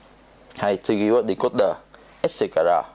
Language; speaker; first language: Japanese; non-native, learner; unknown